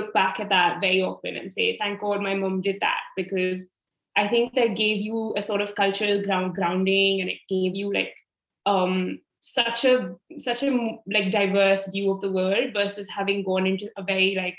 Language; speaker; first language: English; non-native, local second language; Hindi